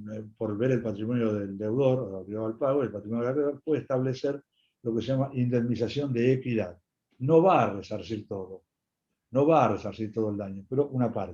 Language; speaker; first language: Spanish; native; Spanish